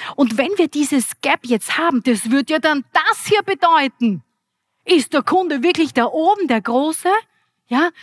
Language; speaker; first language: German; native; German